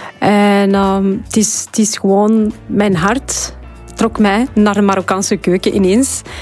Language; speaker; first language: Dutch; non-native, fluent; Arabic